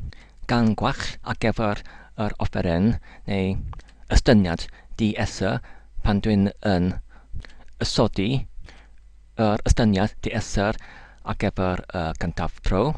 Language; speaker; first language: Welsh; non-native, learner; English